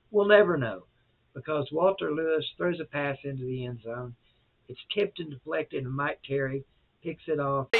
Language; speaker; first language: English; native; English